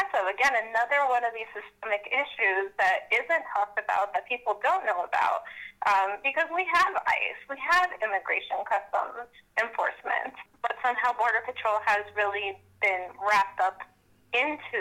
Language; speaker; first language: English; native; English